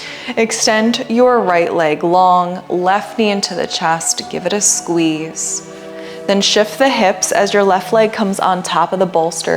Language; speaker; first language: English; native; English